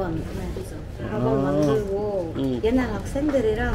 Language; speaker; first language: Korean; non-native, fluent; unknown